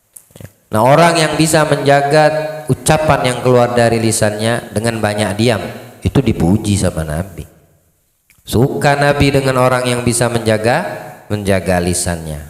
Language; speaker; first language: Indonesian; native; Indonesian